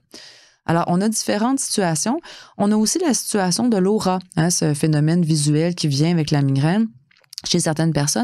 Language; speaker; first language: French; native; French